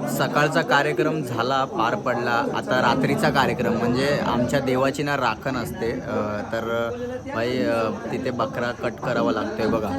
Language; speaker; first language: Marathi; native; Marathi